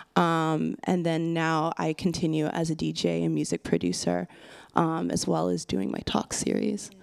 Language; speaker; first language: English; native; English